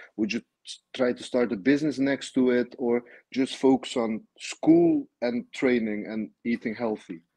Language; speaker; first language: English; non-native, fluent; Dutch